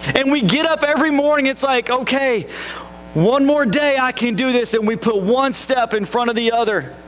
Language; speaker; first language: English; native; English